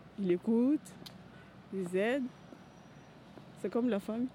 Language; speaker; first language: French; non-native, learner; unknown